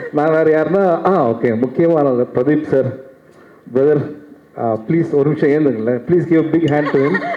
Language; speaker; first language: Tamil; native; Tamil